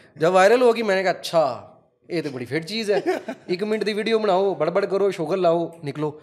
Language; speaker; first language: Urdu; non-native, local second language; Punjabi